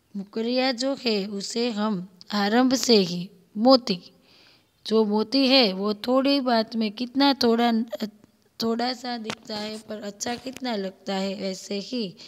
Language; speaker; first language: Hindi; non-native, local second language; Gujarati